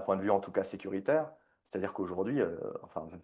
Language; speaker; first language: French; native; French